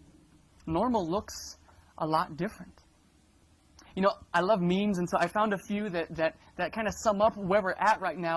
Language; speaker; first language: English; native; English